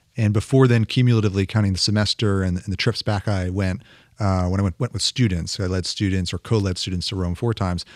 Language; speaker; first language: English; native; English